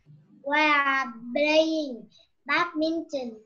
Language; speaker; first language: English; non-native, learner; Vietnamese